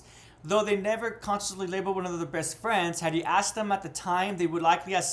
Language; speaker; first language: English; native; English